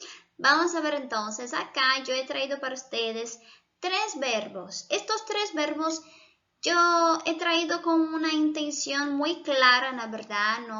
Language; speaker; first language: Spanish; non-native, fluent; Portuguese